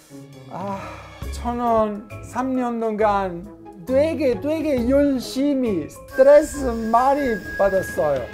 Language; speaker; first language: Korean; non-native, learner; Italian